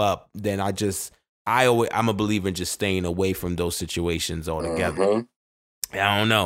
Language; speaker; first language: English; native; English